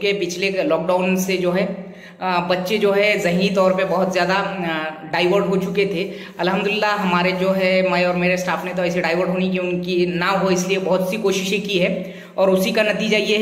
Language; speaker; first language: Hindi; native; Hindi